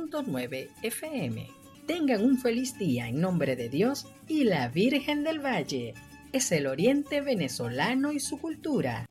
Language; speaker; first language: Spanish; native; Spanish